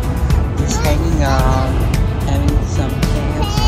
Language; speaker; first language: English; non-native, local second language; Urdu